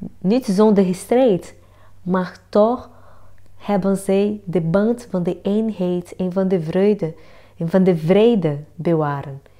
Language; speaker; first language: Dutch; non-native, fluent; Portuguese